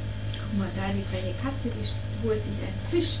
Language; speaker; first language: German; native; German